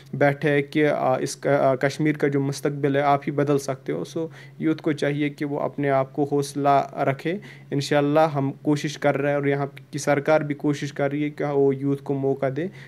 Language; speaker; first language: Hindi; non-native, local second language; Kashmiri